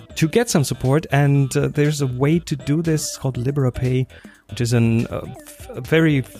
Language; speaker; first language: English; non-native, fluent; German